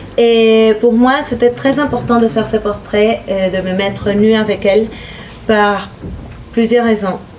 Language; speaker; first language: French; non-native, fluent; Spanish